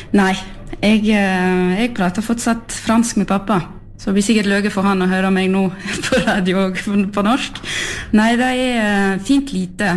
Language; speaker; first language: Norwegian; early bilingual, heritage; French